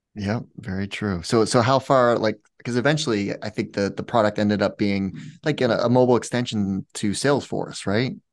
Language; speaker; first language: English; native; English